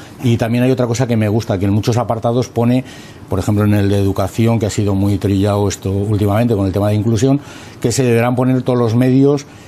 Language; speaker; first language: Spanish; native; Spanish